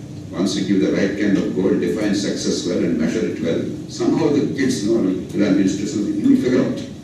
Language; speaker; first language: English; non-native, local second language; Telugu